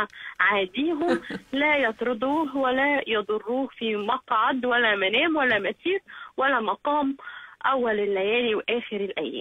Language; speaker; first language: Arabic; native; Arabic